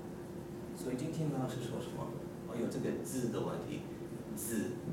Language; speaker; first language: Chinese; non-native, learner; English